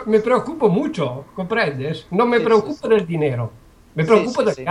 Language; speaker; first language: Spanish; non-native, learner; Italian